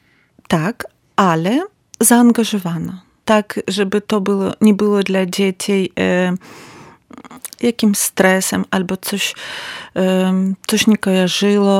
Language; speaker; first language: Polish; non-native, learner; Ukrainian